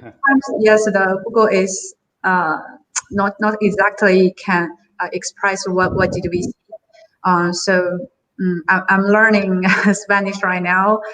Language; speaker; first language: English; non-native, learner; Chinese